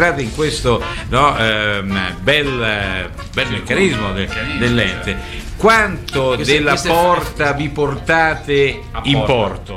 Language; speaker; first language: Italian; native; Italian